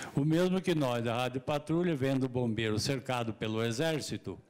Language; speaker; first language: Portuguese; native; Portuguese